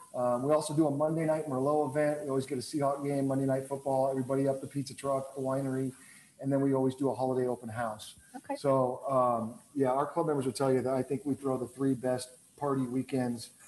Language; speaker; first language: English; native; English